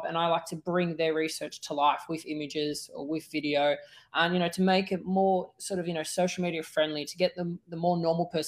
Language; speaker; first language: English; native; English